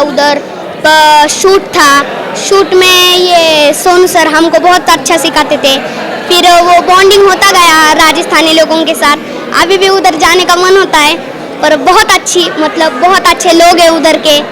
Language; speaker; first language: Hindi; non-native, local second language; Marathi